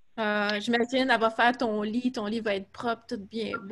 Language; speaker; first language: French; native; French